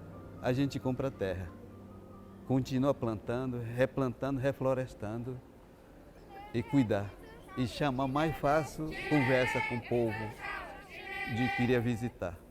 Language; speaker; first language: Portuguese; non-native, local second language; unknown